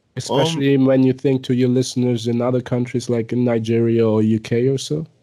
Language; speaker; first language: English; early bilingual, other home language; German